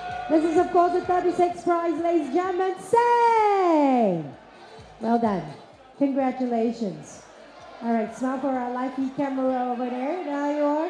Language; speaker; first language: English; non-native, local second language; Chinese